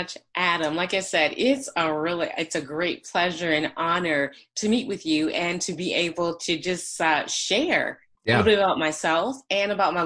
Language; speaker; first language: English; native; English